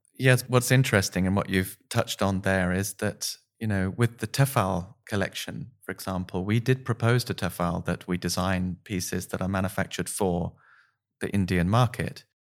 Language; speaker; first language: English; native; English